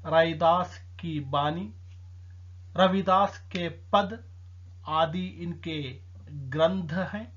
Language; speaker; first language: Hindi; non-native, local second language; Telugu